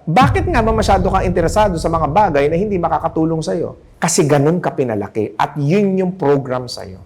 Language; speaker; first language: Filipino; native; Filipino